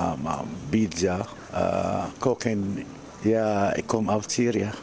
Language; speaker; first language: Dutch; non-native, learner; Arabic